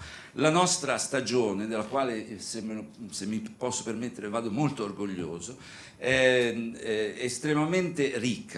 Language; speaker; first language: Italian; native; Italian